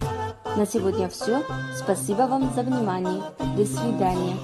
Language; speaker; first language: Russian; non-native, fluent; Kazakh